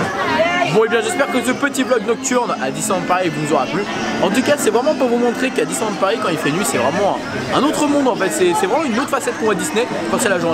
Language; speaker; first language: French; native; French